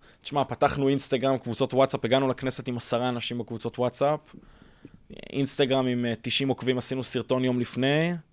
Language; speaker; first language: Hebrew; early bilingual, other home language; English